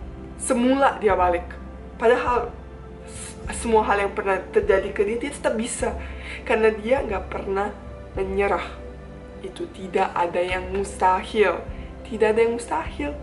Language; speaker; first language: Indonesian; non-native, fluent; Bosnian